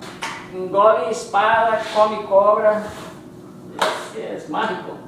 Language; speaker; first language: Spanish; non-native, fluent; Portuguese